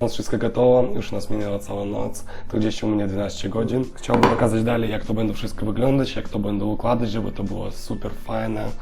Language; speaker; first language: Polish; non-native, learner; Russian